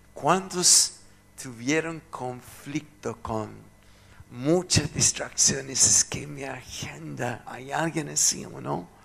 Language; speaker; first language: Spanish; non-native, fluent; English